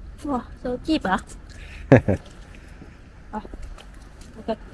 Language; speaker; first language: English; non-native, learner; Vietnamese